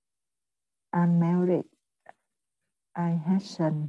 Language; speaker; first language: English; non-native, learner; Vietnamese